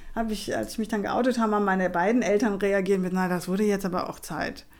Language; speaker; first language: German; non-native, fluent; Spanish